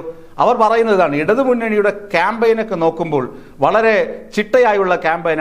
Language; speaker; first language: Malayalam; native; Malayalam